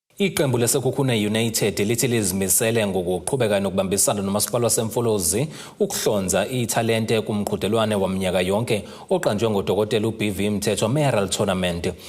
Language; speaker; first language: Zulu; native; Zulu